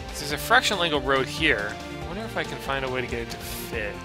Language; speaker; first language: English; native; English